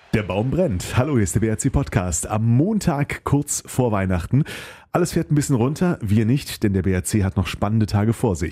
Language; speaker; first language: German; native; German